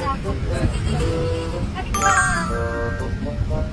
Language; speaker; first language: Indonesian; non-native, learner; Korean